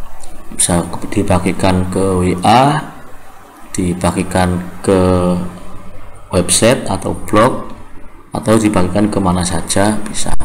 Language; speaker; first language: Indonesian; native; Indonesian